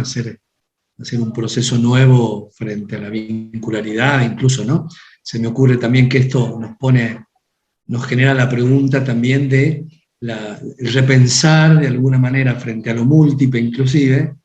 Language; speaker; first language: Spanish; native; Spanish